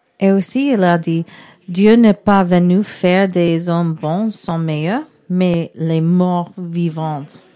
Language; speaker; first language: French; non-native, learner; English